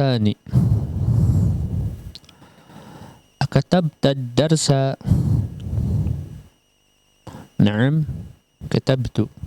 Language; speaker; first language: Arabic; non-native, learner; Indonesian